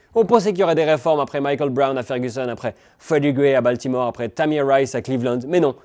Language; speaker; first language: French; native; French